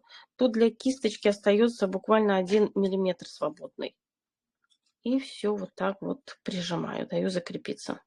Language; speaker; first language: Russian; native; Russian